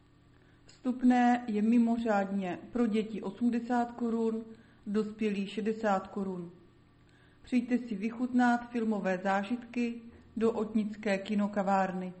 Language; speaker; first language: Czech; native; Czech